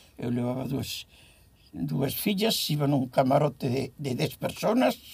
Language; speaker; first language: Galician; native; Galician